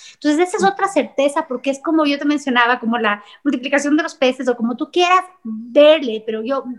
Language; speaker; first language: Spanish; native; Spanish